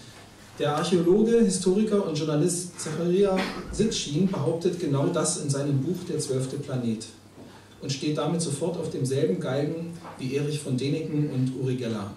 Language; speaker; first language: German; native; German